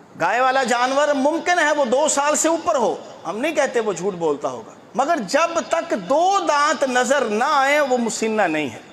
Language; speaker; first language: Urdu; non-native, local second language; Punjabi